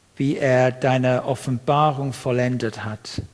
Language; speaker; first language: German; non-native, fluent; English